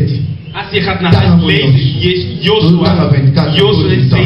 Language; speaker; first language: Dutch; non-native, fluent; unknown